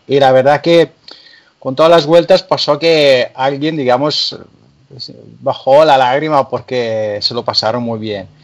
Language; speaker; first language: Spanish; non-native, fluent; Italian